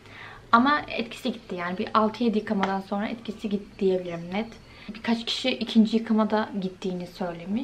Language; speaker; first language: Turkish; native; Turkish